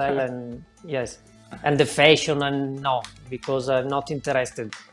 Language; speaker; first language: English; non-native, learner; Italian